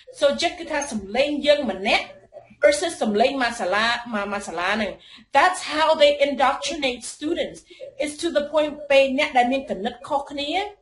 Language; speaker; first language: English; non-native, fluent; Khmer